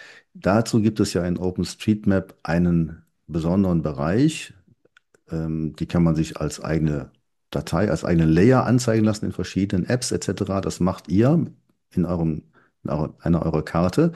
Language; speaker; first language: German; native; German